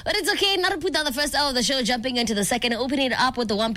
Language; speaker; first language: English; non-native, local second language; Tswana